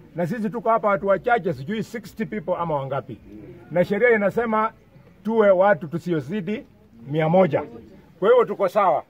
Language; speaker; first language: Swahili; non-native, local second language; Luyia